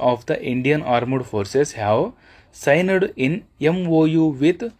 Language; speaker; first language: English; non-native, local second language; Telugu